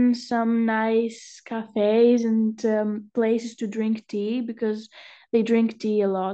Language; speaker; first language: English; non-native, fluent; Greek